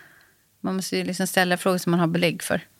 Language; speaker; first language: Swedish; native; Swedish